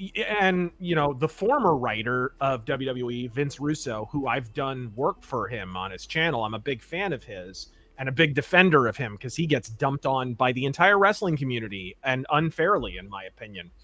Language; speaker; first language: English; native; English